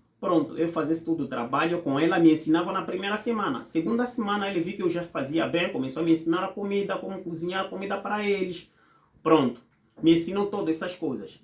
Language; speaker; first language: Portuguese; non-native, fluent; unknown